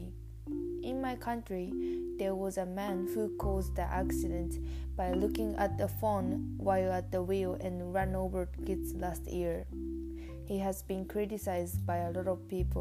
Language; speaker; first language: English; non-native, learner; Japanese